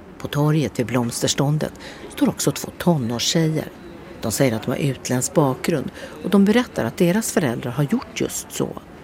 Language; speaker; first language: Swedish; native; Swedish